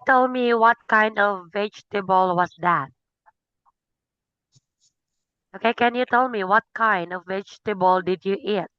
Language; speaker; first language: English; non-native, fluent; Filipino